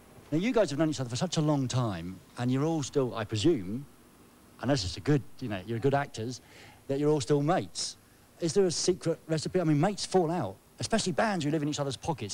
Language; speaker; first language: English; native; English